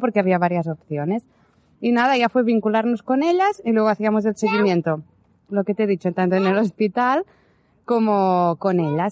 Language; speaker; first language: Spanish; native; Spanish